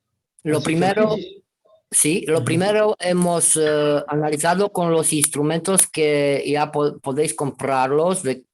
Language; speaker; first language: Spanish; non-native, fluent; Romanian